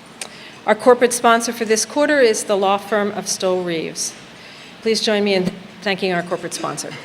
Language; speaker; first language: English; native; English